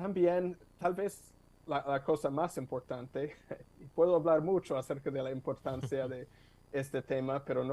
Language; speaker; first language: Spanish; non-native, fluent; English